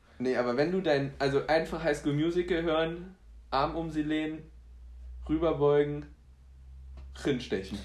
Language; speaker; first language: German; early bilingual, other home language; Polish